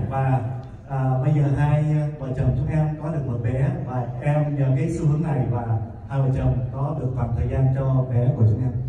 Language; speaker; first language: Vietnamese; early bilingual, heritage; Vietnamese